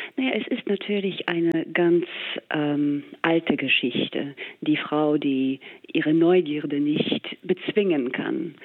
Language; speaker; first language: German; non-native, fluent; English